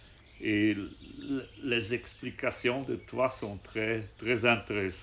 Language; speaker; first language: French; non-native, learner; Czech